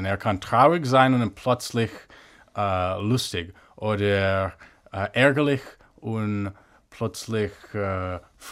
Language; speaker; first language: German; non-native, fluent; English